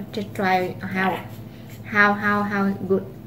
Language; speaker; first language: English; non-native, learner; Vietnamese